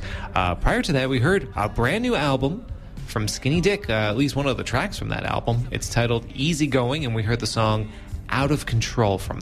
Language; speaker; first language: English; native; English